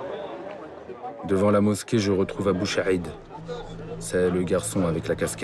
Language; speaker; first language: French; native; French